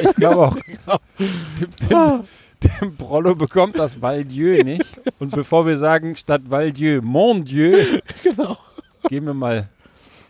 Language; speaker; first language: German; native; German